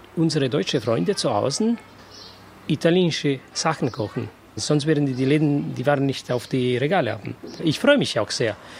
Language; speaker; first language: German; non-native, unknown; Italian